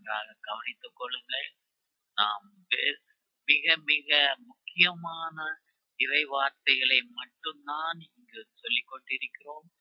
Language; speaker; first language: Tamil; native; Tamil